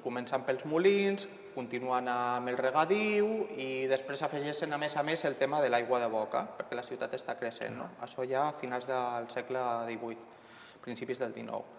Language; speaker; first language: Catalan; native; Catalan